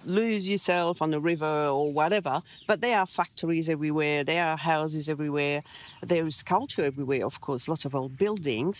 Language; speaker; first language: English; non-native, fluent; French